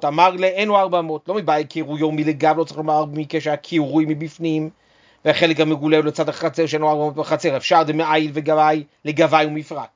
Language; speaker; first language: Hebrew; native; Hebrew